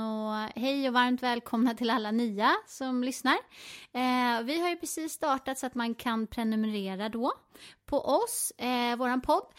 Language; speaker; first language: Swedish; native; Swedish